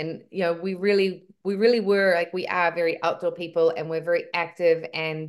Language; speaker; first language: English; native; English